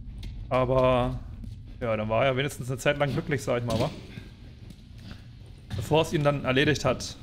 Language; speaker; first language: German; native; German